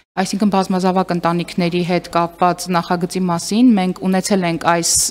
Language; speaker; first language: Armenian; native; Armenian